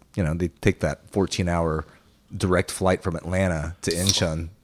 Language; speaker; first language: English; early bilingual, other home language; Korean